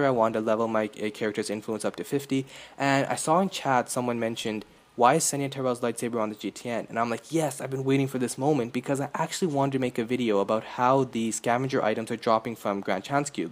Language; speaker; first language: English; native; English